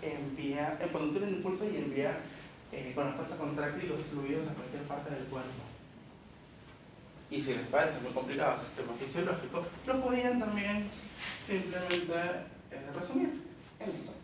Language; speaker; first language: Spanish; native; Spanish